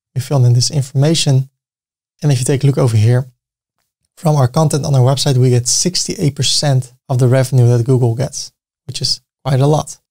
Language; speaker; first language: English; non-native, fluent; Dutch